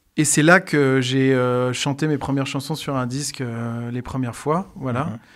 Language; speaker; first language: French; native; French